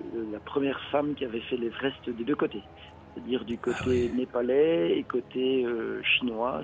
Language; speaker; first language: French; native; French